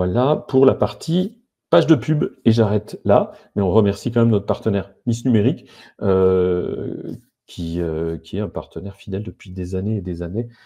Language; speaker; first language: French; native; French